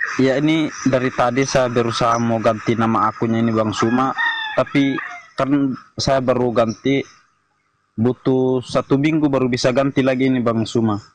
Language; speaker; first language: Indonesian; native; Indonesian